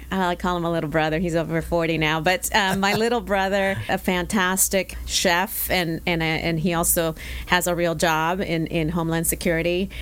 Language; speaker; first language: English; early bilingual, other home language; Spanish